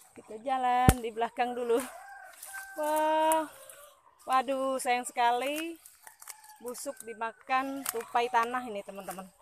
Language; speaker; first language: Indonesian; non-native, local second language; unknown